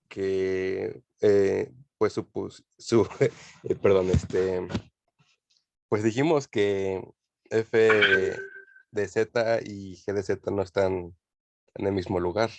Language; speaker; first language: Spanish; native; Spanish